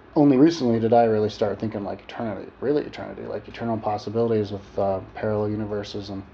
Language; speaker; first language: English; native; English